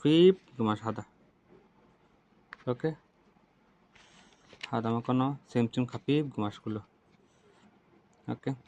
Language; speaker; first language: Arabic; non-native, learner; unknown